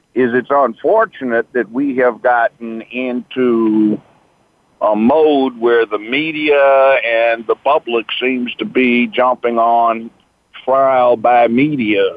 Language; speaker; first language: English; native; English